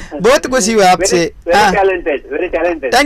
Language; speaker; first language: Hindi; non-native, local second language; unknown